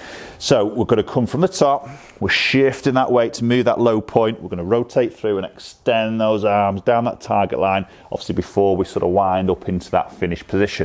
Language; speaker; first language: English; native; English